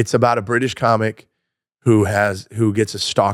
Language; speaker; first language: English; native; English